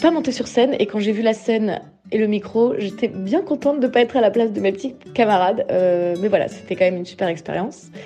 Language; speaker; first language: French; native; French